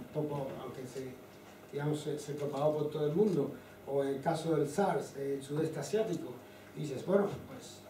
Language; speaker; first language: Spanish; native; Spanish